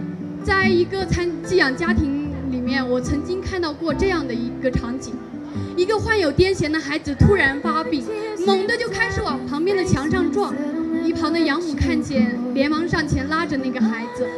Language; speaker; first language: Chinese; native; Chinese